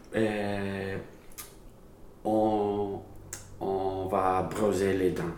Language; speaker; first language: French; non-native, learner; Spanish